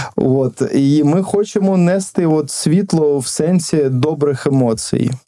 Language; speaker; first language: Ukrainian; non-native, local second language; Russian